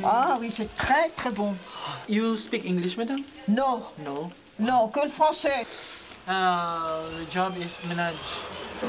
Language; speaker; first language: French; native; French